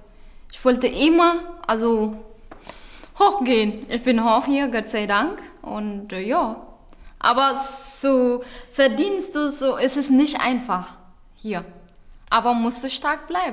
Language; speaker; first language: German; non-native, learner; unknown